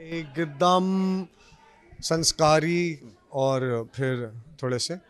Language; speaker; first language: Hindi; native; Hindi